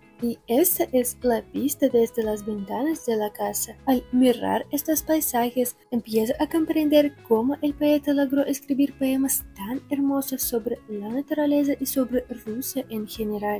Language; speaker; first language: Spanish; non-native, fluent; Russian